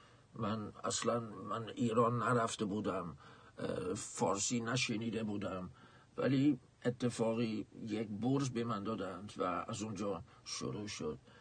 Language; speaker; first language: Persian; non-native, fluent; Dutch